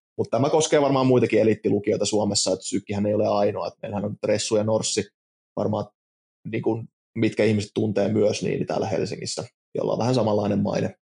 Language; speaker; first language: Finnish; native; Finnish